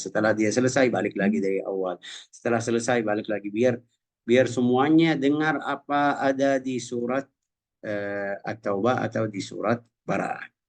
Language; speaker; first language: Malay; non-native, fluent; Arabic